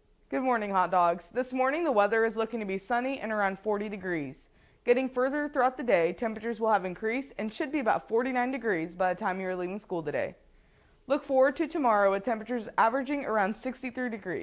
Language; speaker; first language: English; native; English